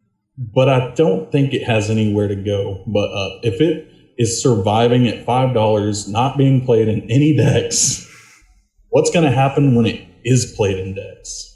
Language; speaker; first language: English; native; English